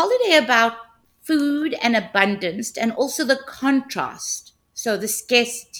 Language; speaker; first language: English; native; English